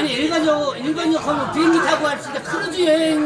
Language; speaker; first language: Korean; native; Korean